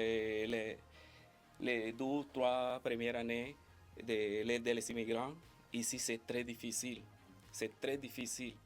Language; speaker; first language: French; non-native, learner; Spanish